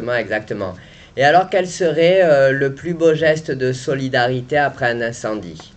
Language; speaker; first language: French; native; French